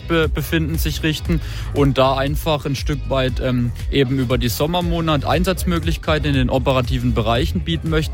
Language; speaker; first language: German; native; German